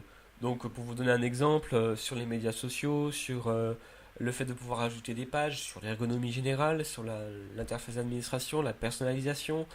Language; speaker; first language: French; native; French